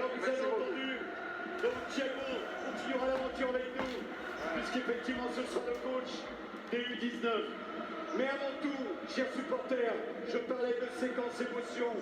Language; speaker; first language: French; native; French